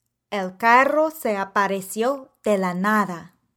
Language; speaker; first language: Spanish; non-native, fluent; English